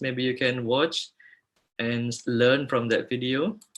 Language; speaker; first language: English; non-native, fluent; Indonesian